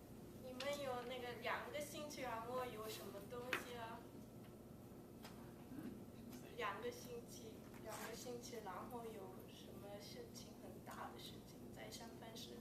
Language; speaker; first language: Chinese; non-native, learner; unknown